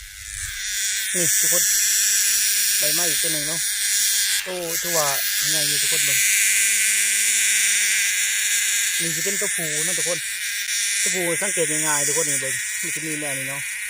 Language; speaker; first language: Thai; non-native, local second language; Northeastern Thai